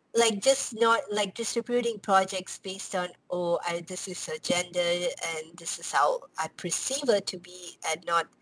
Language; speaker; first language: English; non-native, local second language; Tamil